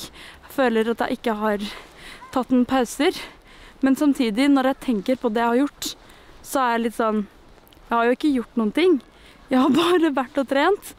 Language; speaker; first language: Norwegian; non-native, fluent; French